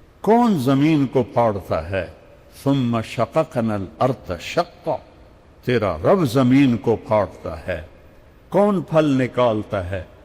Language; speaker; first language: Urdu; non-native, local second language; Punjabi